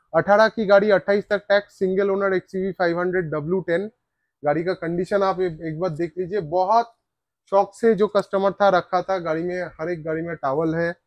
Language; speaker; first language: Hindi; non-native, local second language; Bangla